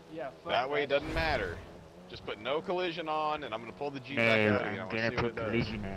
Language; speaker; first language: English; native; English